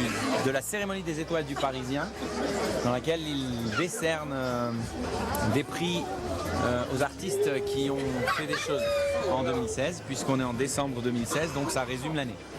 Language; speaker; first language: French; native; French